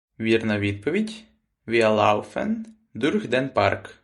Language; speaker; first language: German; non-native, fluent; Ukrainian